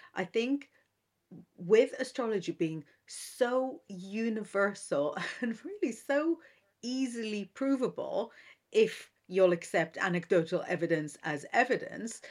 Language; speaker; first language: English; non-native, fluent; Hebrew